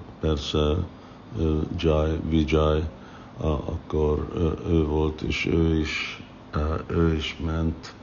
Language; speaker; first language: Hungarian; non-native, fluent; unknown